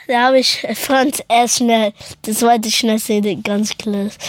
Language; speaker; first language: German; early bilingual, other home language; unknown